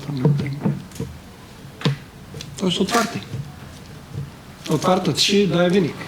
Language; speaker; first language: Polish; non-native, learner; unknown